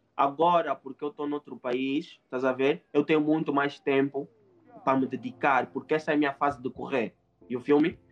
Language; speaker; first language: Portuguese; native; Portuguese